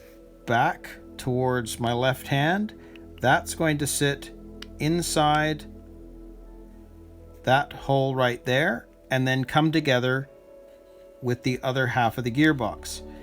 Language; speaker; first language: English; native; English